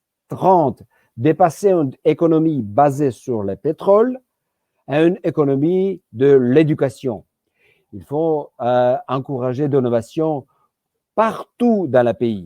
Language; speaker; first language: French; non-native, fluent; Georgian